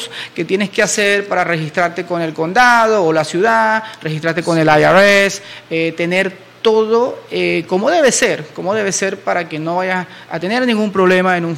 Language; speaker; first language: Spanish; native; Spanish